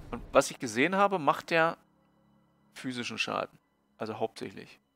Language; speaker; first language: German; native; German